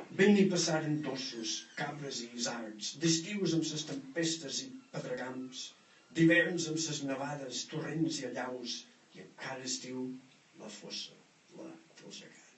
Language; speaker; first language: Catalan; non-native, fluent; English